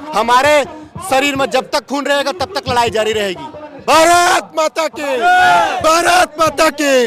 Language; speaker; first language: Hindi; native; Hindi